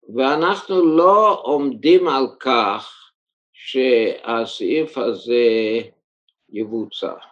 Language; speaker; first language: Hebrew; early bilingual, heritage; German